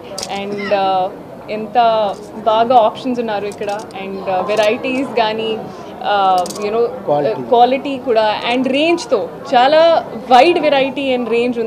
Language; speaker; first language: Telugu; non-native, local second language; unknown